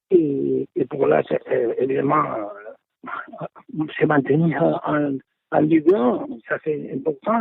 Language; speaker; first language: French; non-native, fluent; Spanish